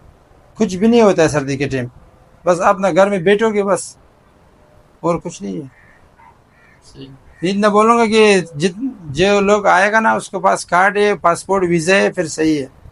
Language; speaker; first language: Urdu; non-native, fluent; Pashto